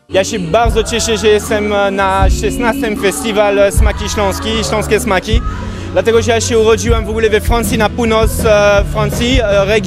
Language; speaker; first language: Polish; early bilingual, heritage; French